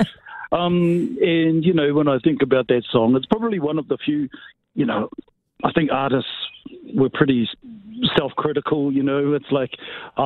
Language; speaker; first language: English; native; English